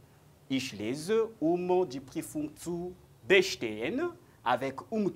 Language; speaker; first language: German; non-native, learner; French